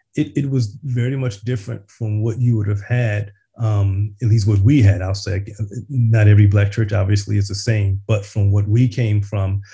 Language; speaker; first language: English; native; English